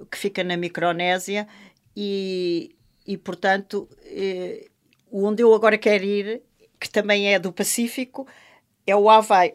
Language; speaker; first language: Portuguese; non-native, local second language; French